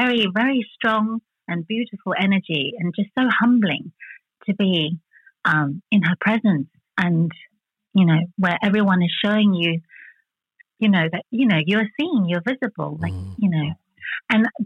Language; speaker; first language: English; early bilingual, other home language; Chinese